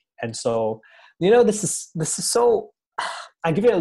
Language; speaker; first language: English; native; English